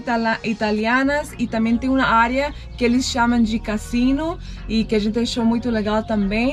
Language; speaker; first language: Portuguese; non-native, fluent; Spanish